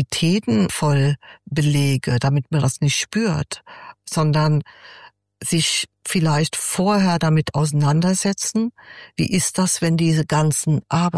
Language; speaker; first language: German; native; German